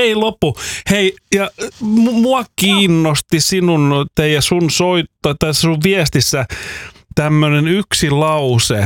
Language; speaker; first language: Finnish; native; Finnish